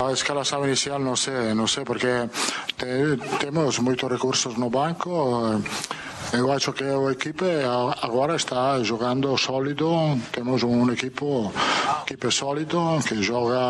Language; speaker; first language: Portuguese; non-native, learner; Italian